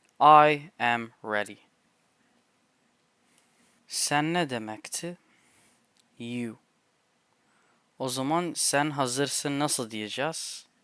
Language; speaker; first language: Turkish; non-native, fluent; English